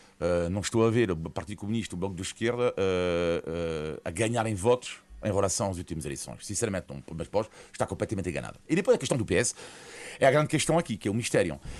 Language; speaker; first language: Portuguese; non-native, fluent; French